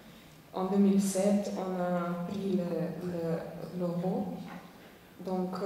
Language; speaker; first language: French; non-native, fluent; Slovenian